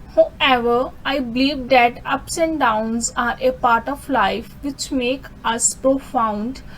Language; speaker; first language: English; non-native, local second language; Punjabi